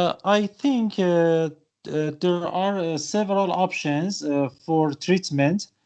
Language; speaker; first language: English; non-native, learner; Persian